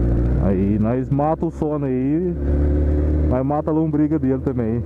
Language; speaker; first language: Portuguese; native; Portuguese